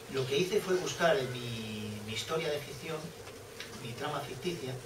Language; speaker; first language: Spanish; native; Spanish